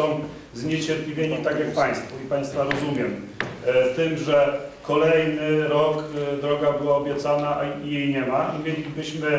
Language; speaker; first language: Polish; native; Polish